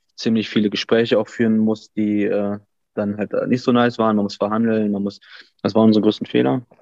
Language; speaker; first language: German; native; German